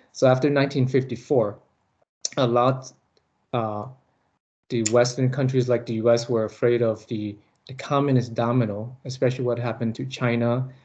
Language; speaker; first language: English; early bilingual, other home language; Lao